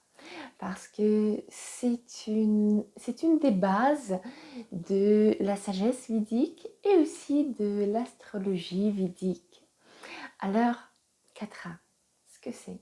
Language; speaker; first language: French; non-native, fluent; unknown